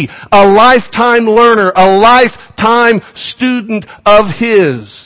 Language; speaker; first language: English; native; English